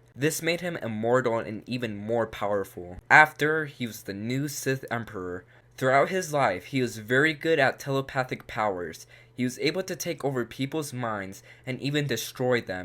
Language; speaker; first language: English; native; English